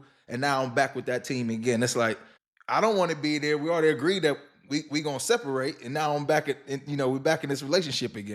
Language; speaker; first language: English; native; English